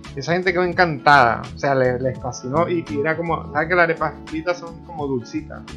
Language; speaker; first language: Spanish; native; Spanish